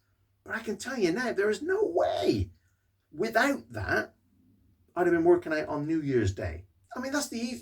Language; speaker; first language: English; native; English